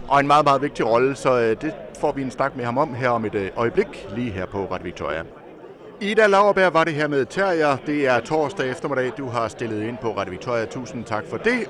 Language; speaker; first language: Danish; native; Danish